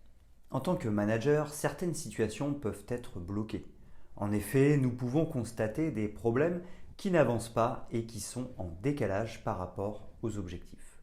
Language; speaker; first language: French; native; French